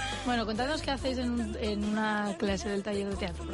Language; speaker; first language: Spanish; native; Spanish